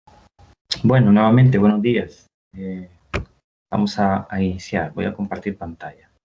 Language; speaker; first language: Spanish; native; Spanish